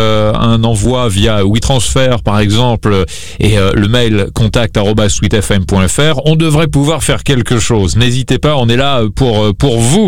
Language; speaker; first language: French; native; French